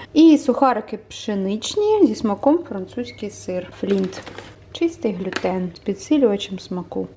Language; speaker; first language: Ukrainian; non-native, local second language; Russian